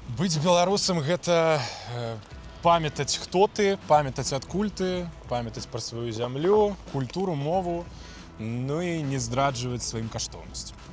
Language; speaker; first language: Belarusian; non-native, local second language; Russian